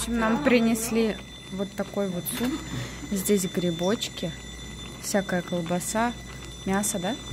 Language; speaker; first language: Russian; native; Russian